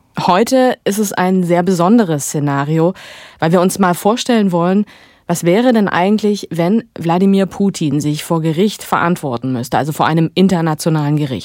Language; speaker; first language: German; native; German